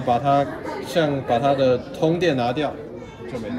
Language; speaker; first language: Chinese; native; Chinese